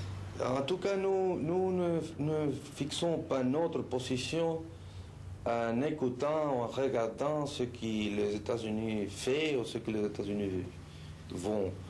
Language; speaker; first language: French; non-native, fluent; Spanish